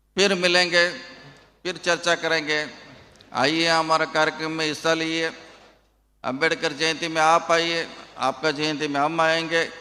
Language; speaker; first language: Hindi; non-native, local second language; Kannada